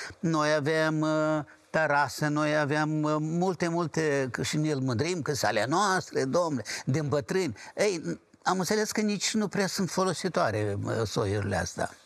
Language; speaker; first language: Romanian; native; Romanian